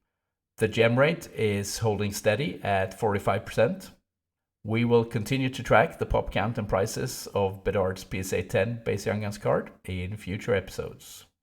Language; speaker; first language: English; non-native, fluent; Swedish